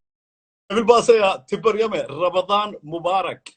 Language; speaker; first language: Swedish; early bilingual, other home language; Somali